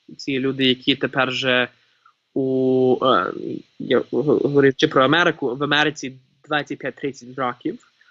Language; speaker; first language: Ukrainian; early bilingual, heritage; Ukrainian